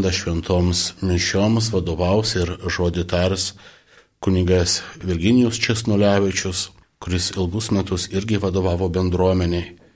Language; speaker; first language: Lithuanian; non-native, local second language; Polish